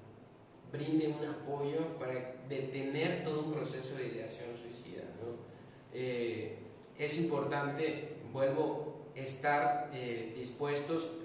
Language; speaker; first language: Spanish; native; Spanish